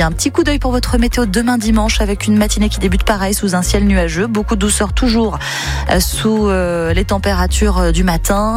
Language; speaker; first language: French; native; French